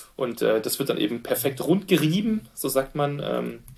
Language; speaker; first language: German; native; German